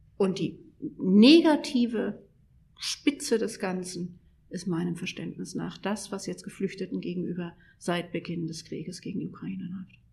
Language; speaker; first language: German; native; German